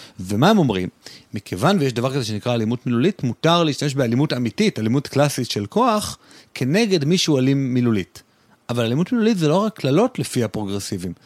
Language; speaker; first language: Hebrew; native; Hebrew